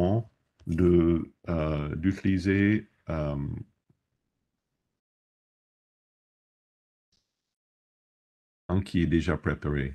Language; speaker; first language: French; non-native, fluent; English